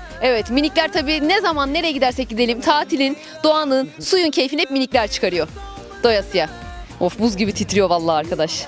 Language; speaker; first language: Turkish; native; Turkish